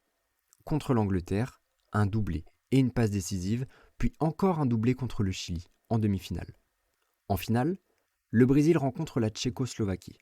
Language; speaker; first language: French; native; French